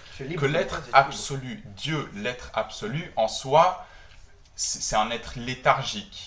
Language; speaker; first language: French; native; French